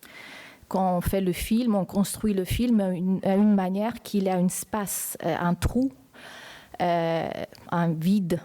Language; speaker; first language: French; non-native, fluent; Uzbek